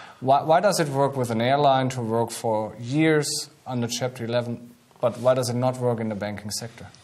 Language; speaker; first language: English; non-native, fluent; German